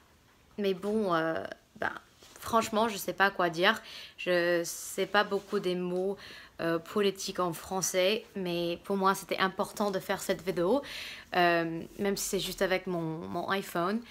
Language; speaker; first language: French; non-native, fluent; English